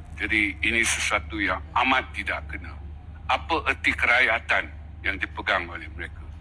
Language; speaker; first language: Malay; native; Malay